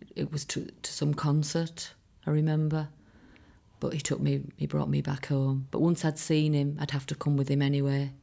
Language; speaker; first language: English; early bilingual, other home language; Irish